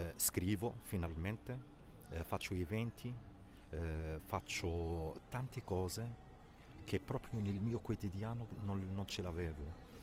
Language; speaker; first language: Italian; non-native, fluent; Arabic